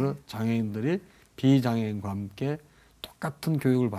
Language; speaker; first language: Korean; native; Korean